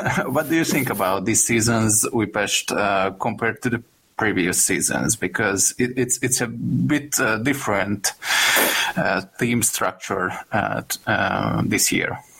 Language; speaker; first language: English; non-native, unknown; Hungarian